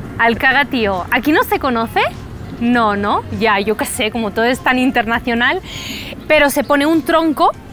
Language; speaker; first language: Spanish; native; Spanish